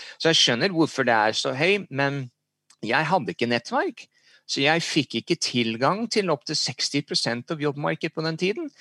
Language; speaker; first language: Norwegian; early bilingual, heritage; English